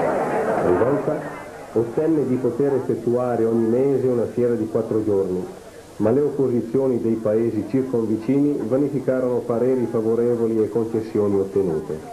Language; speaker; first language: Italian; native; Italian